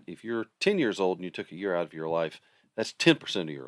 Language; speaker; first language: English; native; English